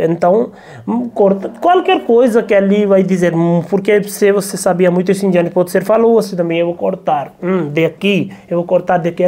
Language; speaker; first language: Portuguese; non-native, learner; Hindi